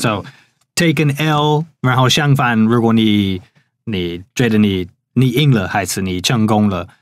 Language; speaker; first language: Chinese; non-native, fluent; English